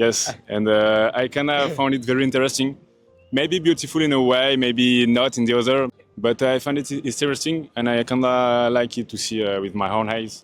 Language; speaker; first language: English; non-native, learner; French